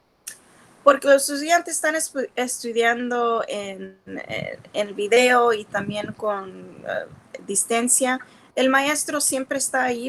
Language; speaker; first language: Spanish; early bilingual, heritage; Spanish